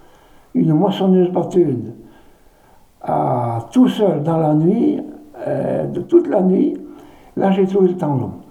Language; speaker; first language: French; native; French